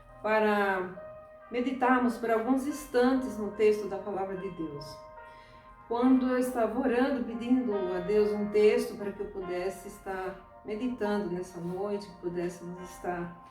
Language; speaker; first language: Portuguese; native; Portuguese